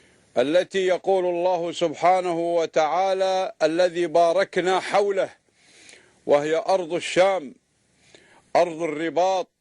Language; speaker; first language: Arabic; native; Arabic